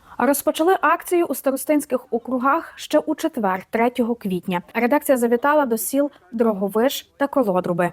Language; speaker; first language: Ukrainian; native; Ukrainian